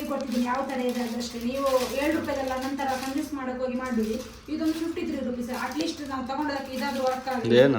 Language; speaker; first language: Kannada; non-native, local second language; Tulu